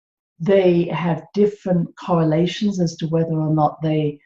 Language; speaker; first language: English; native; English